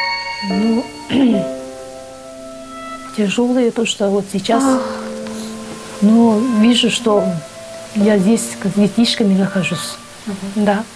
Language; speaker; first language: Russian; non-native, local second language; Tuvinian